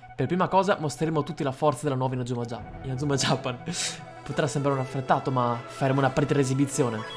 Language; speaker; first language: Italian; native; Italian